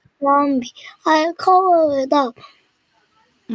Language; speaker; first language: English; non-native, learner; Korean